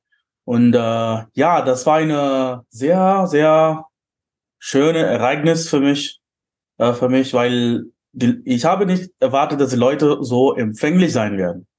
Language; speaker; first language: German; non-native, fluent; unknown